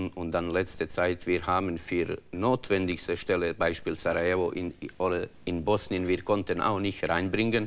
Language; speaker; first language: German; non-native, learner; Croatian